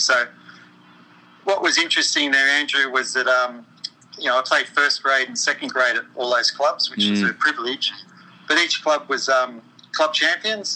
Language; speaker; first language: English; native; English